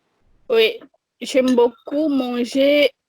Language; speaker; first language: French; non-native, learner; Indonesian